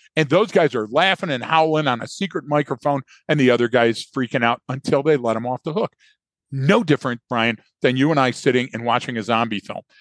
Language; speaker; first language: English; native; English